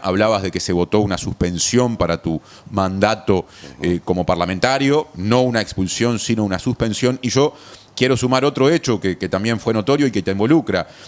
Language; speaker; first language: Spanish; native; Spanish